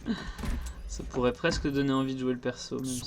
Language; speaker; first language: French; native; French